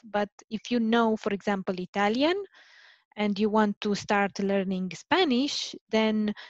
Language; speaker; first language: English; non-native, fluent; Romanian